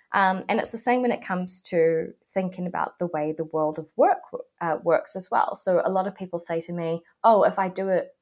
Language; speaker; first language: English; native; English